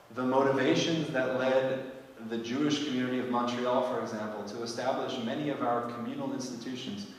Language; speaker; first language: English; native; English